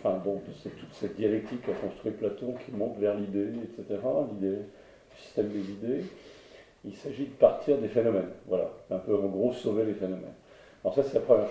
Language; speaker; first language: French; native; French